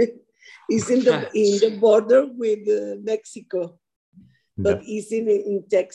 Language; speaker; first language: English; non-native, learner; Spanish